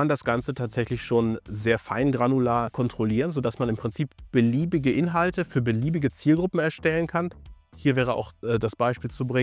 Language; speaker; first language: German; native; German